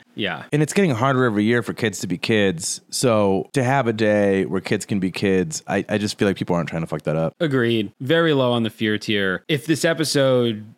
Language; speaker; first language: English; native; English